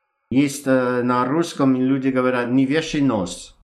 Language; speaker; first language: Russian; non-native, fluent; English